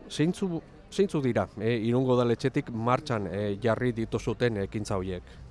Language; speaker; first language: Basque; native; Basque